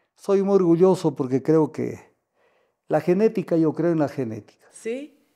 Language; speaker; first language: Spanish; native; Spanish